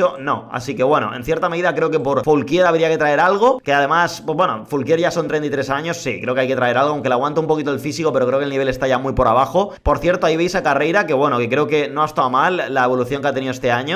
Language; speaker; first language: Spanish; native; Spanish